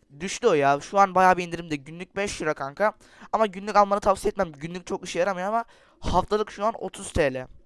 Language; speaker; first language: Turkish; native; Turkish